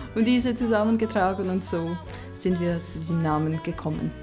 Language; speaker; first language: German; non-native, local second language; English